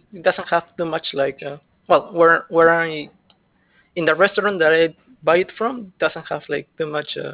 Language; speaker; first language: English; non-native, fluent; Spanish